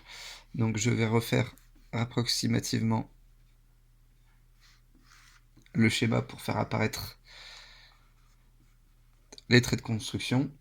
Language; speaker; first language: French; native; French